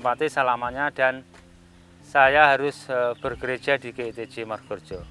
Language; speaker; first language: Indonesian; non-native, local second language; Javanese